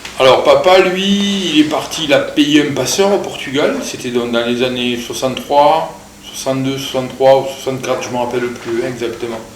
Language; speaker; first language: French; early bilingual, other home language; Portuguese